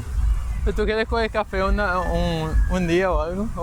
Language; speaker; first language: Spanish; early bilingual, heritage; Spanish